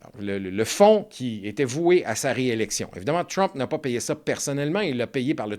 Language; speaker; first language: French; native; French